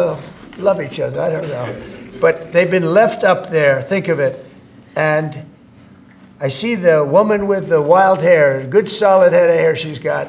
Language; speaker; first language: English; native; English